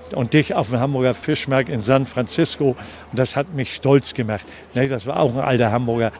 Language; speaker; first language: German; native; German